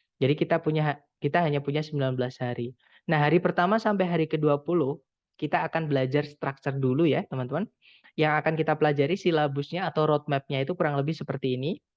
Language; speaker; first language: Indonesian; non-native, local second language; Javanese